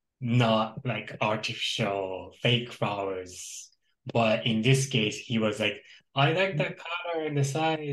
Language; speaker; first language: English; non-native, local second language; Japanese